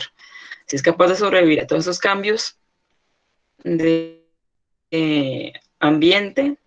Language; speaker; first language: Spanish; native; Spanish